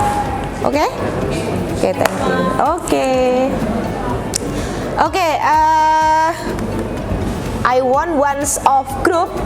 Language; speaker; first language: English; non-native, learner; Indonesian